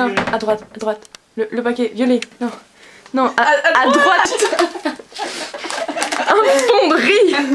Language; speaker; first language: French; native; French